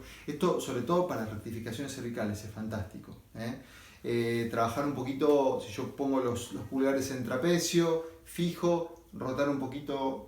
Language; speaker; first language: Spanish; native; Spanish